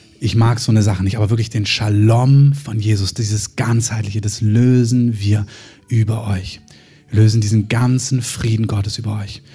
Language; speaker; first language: German; native; German